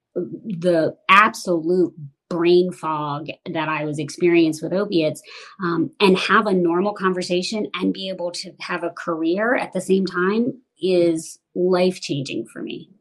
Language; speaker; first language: English; native; English